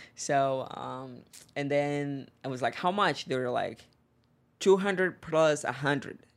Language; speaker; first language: English; non-native, fluent; Portuguese